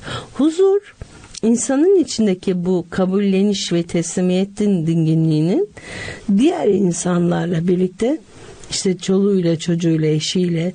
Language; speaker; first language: Turkish; native; Turkish